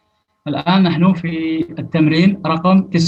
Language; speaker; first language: Arabic; non-native, fluent; Indonesian